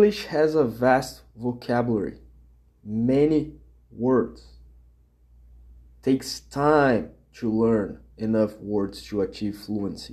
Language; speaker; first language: English; non-native, fluent; Portuguese